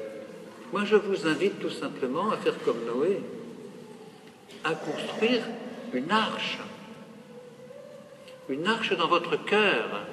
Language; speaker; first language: French; native; French